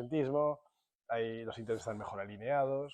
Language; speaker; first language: Spanish; native; Spanish